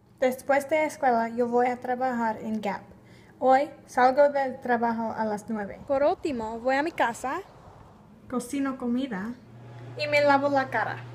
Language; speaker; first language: Spanish; non-native, learner; English